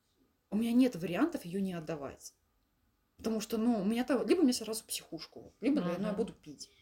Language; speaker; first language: Russian; native; Russian